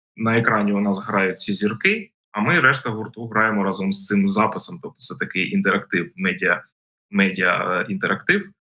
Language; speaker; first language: Ukrainian; native; Ukrainian